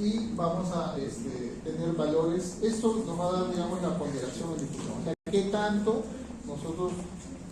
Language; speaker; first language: Spanish; native; Spanish